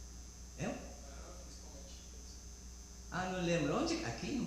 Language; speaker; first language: Portuguese; non-native, learner; Spanish